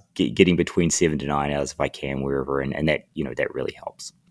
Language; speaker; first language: English; native; English